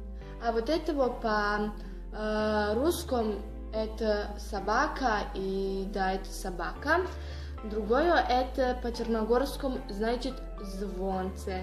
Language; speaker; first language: Russian; non-native, learner; Serbian